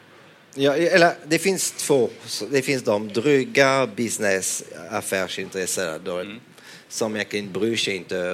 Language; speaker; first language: Swedish; non-native, fluent; French